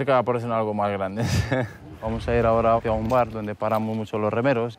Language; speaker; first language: Spanish; non-native, fluent; Romanian